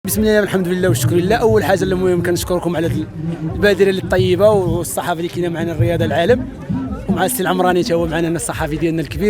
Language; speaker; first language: Arabic; native; Arabic